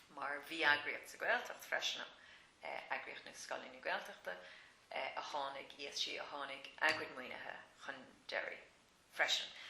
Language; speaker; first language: Irish; non-native, local second language; English